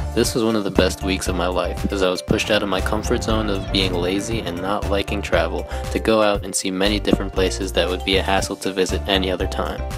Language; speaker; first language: English; native; English